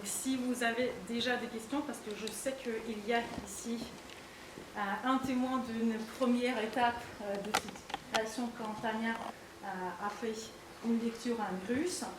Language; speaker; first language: French; non-native, fluent; Russian